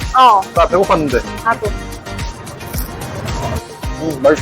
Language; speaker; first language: Korean; native; Korean